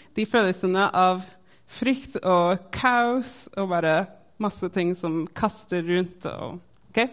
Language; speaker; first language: Norwegian; non-native, fluent; English